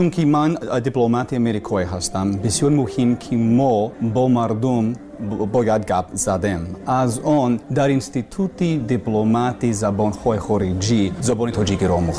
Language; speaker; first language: Persian; non-native, learner; English